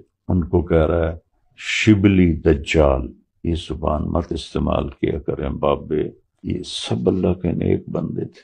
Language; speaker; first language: Urdu; native; Urdu